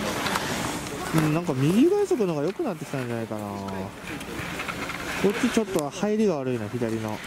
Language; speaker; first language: Japanese; native; Japanese